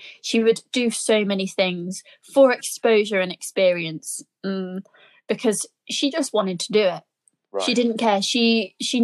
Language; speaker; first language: English; native; English